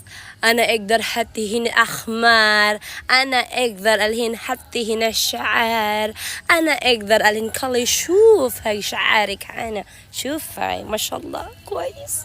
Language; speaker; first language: Arabic; non-native, learner; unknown